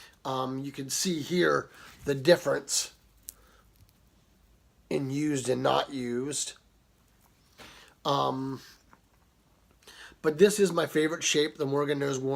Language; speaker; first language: English; native; English